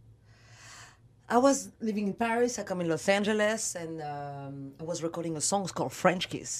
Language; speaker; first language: English; non-native, learner; French